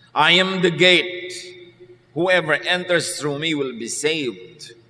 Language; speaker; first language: English; non-native, local second language; Filipino